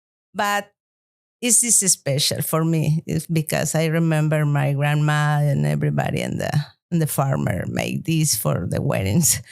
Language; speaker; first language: English; non-native, learner; Spanish